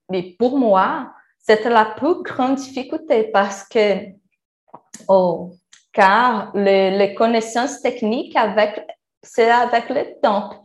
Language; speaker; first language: French; non-native, learner; Portuguese